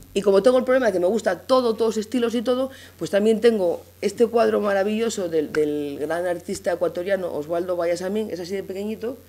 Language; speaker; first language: Spanish; native; Spanish